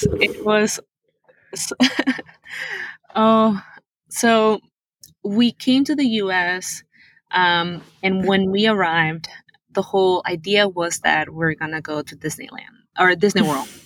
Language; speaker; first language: English; early bilingual, other home language; Spanish